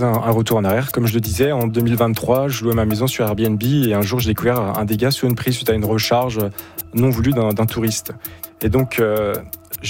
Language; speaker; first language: French; native; French